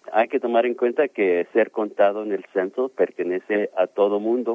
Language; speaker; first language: Spanish; early bilingual, heritage; Spanish